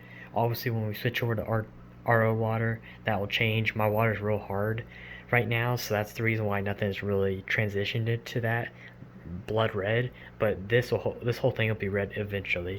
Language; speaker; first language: English; native; English